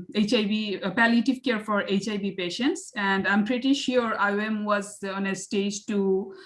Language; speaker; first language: English; non-native, local second language; Bangla